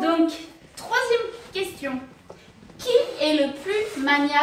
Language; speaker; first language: French; native; French